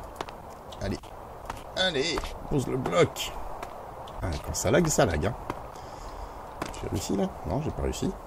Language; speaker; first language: French; native; French